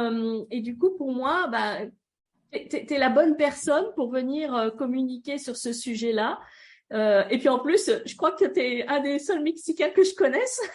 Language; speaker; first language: French; native; French